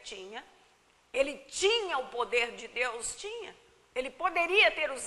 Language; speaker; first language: Portuguese; native; Portuguese